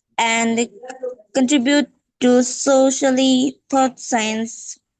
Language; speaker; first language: English; non-native, fluent; Bangla